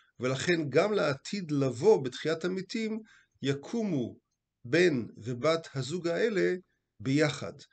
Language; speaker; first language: Hebrew; native; Hebrew